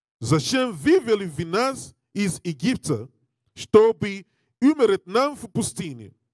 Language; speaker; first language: Russian; non-native, learner; English